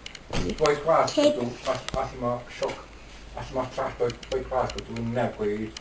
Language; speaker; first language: Bulgarian; non-native, learner; Finnish